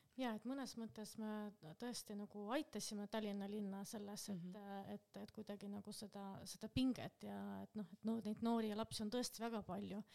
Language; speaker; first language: Estonian; non-native, local second language; Russian